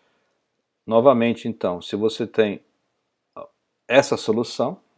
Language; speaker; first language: Portuguese; native; Portuguese